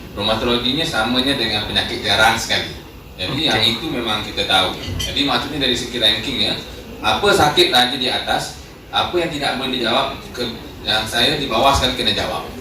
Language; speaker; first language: Malay; native; Malay